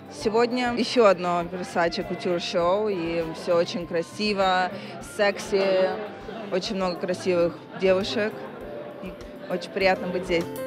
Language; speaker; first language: Russian; non-native, fluent; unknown